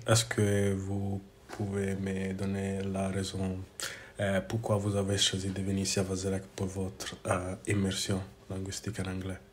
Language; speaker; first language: French; non-native, fluent; English